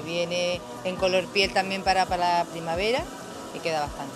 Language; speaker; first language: Spanish; native; Spanish